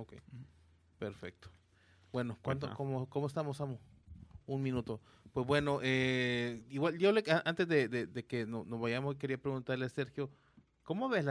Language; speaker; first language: Spanish; native; Spanish